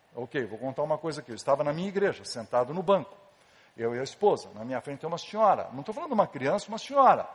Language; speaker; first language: Portuguese; native; Portuguese